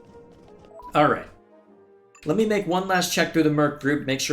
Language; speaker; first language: English; native; English